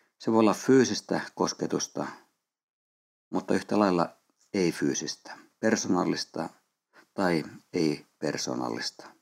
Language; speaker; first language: Finnish; native; Finnish